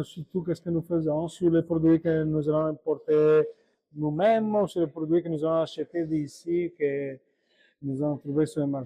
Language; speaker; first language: French; non-native, learner; Italian